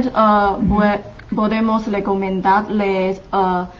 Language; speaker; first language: Spanish; non-native, fluent; Chinese